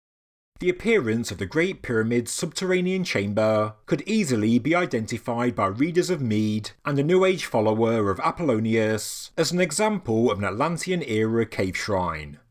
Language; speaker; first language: English; native; English